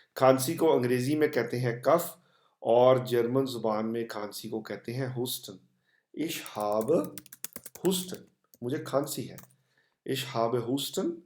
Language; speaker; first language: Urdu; non-native, local second language; Punjabi